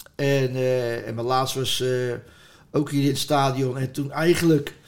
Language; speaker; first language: Dutch; native; Dutch